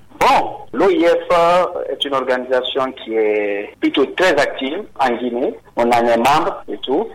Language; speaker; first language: French; non-native, local second language; Susu